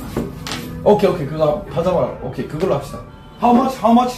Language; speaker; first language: Korean; native; Korean